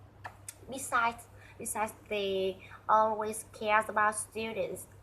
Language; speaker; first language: English; non-native, learner; Vietnamese